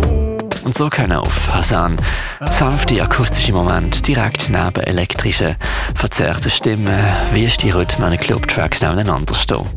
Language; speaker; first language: German; native; German